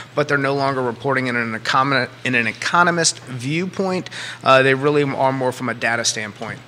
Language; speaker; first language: English; native; English